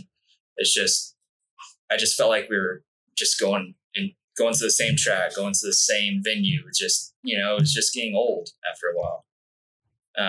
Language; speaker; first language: English; native; English